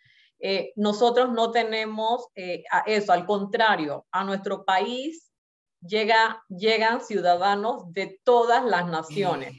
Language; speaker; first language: Spanish; native; Spanish